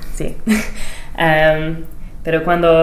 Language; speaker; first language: Spanish; non-native, learner; English